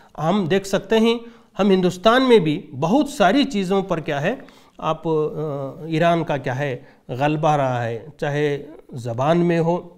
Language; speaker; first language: Urdu; native; Urdu